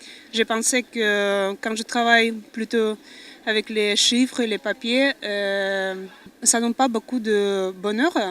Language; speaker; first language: French; non-native, fluent; Russian